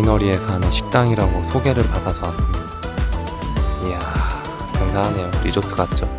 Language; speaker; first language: Korean; native; Korean